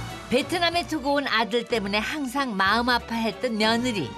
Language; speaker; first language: Korean; native; Korean